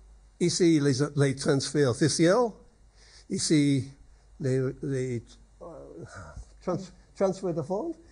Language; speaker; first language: French; non-native, learner; English